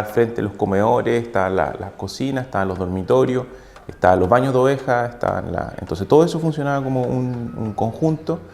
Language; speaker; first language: Spanish; native; Spanish